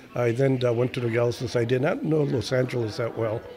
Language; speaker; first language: English; early bilingual, other home language; Spanish